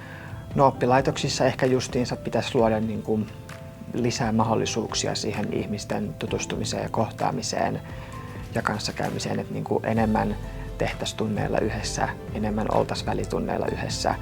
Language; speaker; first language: Finnish; native; Finnish